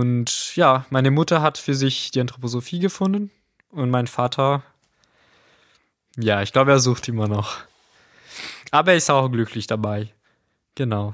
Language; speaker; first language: German; non-native, fluent; Portuguese